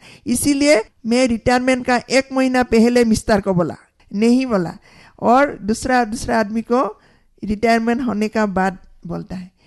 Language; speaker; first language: Hindi; non-native, local second language; Assamese